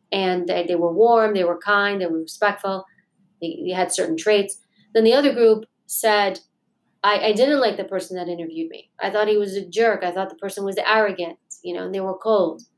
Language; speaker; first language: English; native; English